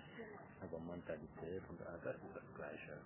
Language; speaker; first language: German; non-native, learner; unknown